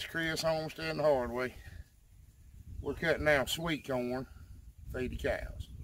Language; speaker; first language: English; native; English